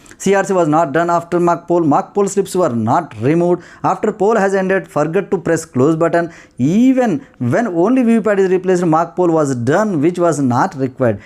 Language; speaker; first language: English; non-native, local second language; Telugu